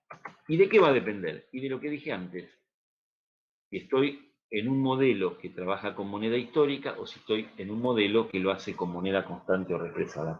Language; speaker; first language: Spanish; native; Spanish